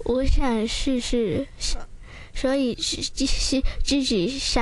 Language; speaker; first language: Chinese; non-native, local second language; Cantonese